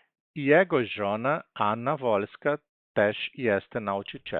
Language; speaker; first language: Polish; non-native, fluent; Portuguese